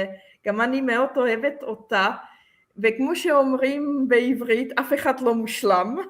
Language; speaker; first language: Hebrew; non-native, fluent; Czech